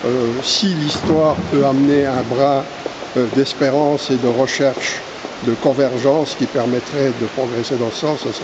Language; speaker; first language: French; native; French